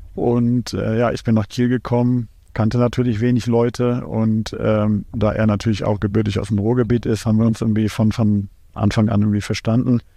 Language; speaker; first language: German; native; German